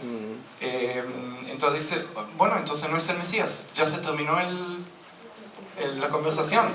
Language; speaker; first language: Spanish; non-native, fluent; Hebrew